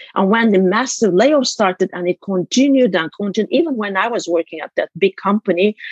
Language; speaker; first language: English; non-native, fluent; Turkish